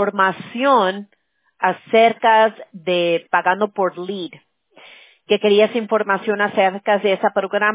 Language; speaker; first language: Spanish; early bilingual, heritage; Spanish